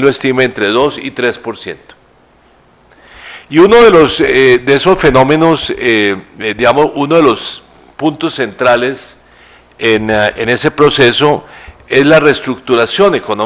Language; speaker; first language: Spanish; native; Spanish